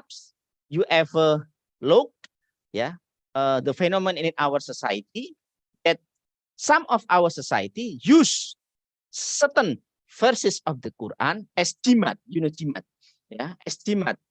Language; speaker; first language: English; non-native, learner; Indonesian